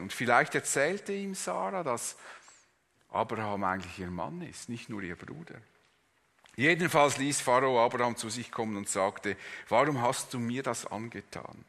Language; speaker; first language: German; native; German